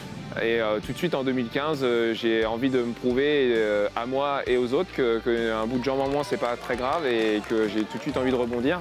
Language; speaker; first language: French; native; French